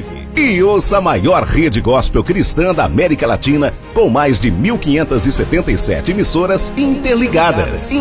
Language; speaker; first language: Portuguese; native; Portuguese